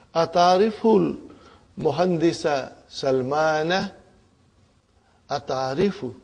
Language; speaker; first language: Arabic; non-native, fluent; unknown